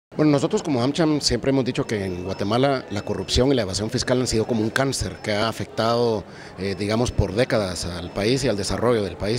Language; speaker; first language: Spanish; native; Spanish